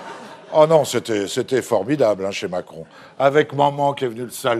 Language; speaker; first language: French; native; French